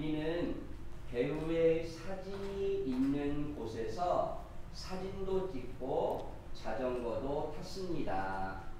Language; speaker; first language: Korean; non-native, fluent; Vietnamese